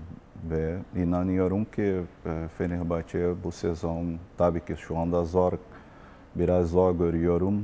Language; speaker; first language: Turkish; non-native, learner; Portuguese